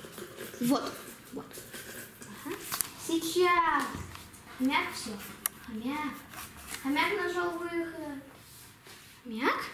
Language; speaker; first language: Russian; non-native, local second language; Lithuanian